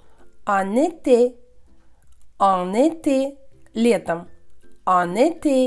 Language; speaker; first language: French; non-native, fluent; Russian